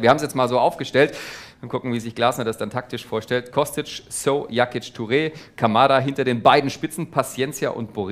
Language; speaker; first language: German; native; German